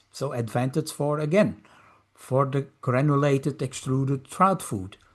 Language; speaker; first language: English; non-native, fluent; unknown